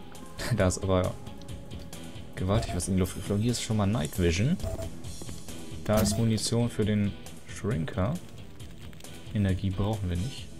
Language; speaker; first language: German; native; German